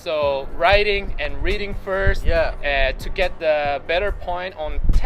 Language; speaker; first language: English; non-native, fluent; Japanese